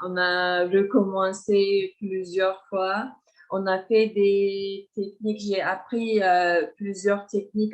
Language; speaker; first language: French; non-native, fluent; Turkish